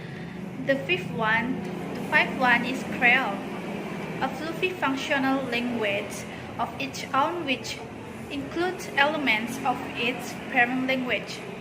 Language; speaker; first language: English; non-native, learner; Indonesian